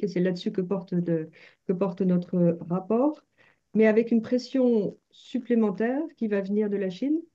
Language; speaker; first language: French; native; French